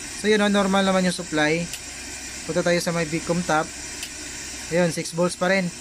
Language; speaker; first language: Filipino; non-native, local second language; Cebuano